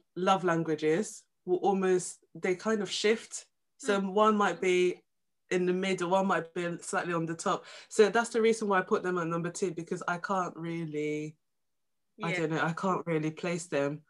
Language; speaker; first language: English; native; English